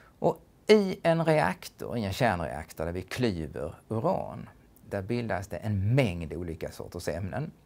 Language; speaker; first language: Swedish; native; Swedish